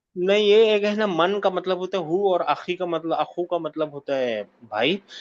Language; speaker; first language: Hindi; native; Hindi